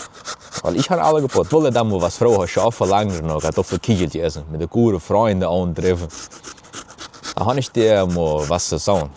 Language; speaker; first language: German; early bilingual, heritage; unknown